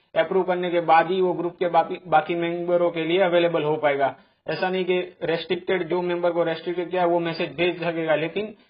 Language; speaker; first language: Hindi; non-native, local second language; Gujarati